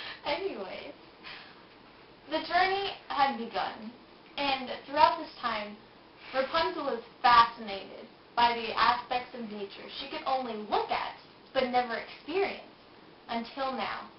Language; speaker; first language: English; native; English